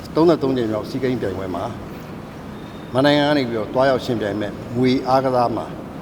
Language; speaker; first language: Burmese; native; Burmese